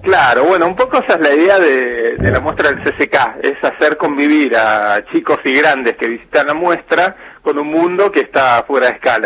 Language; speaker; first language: Spanish; native; Spanish